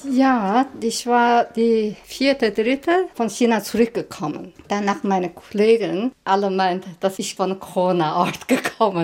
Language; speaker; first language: German; non-native, learner; Chinese